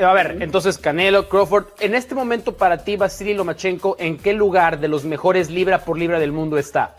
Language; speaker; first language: Spanish; native; Spanish